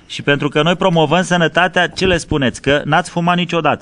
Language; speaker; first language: Romanian; native; Romanian